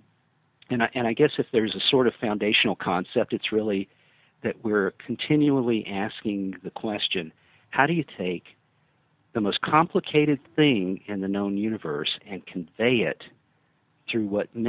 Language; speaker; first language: English; native; English